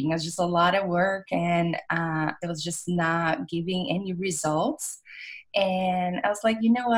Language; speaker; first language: English; non-native, fluent; Portuguese